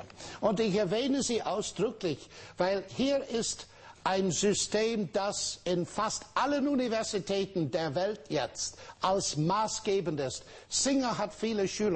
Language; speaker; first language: German; non-native, fluent; English